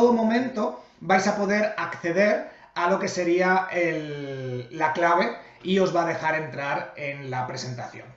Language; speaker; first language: Spanish; native; Spanish